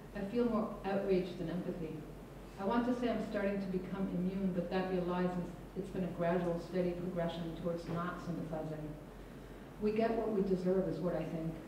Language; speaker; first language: English; non-native, fluent; Spanish